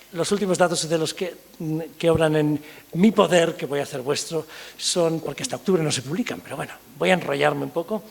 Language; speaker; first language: Spanish; early bilingual, other home language; English